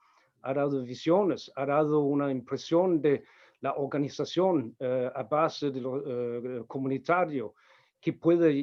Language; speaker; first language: Spanish; non-native, fluent; Danish